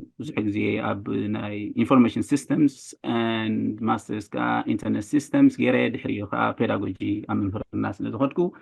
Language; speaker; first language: Tigrinya; native; Tigrinya